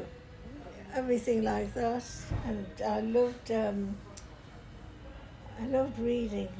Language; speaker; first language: English; native; English